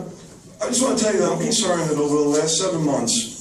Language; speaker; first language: English; native; English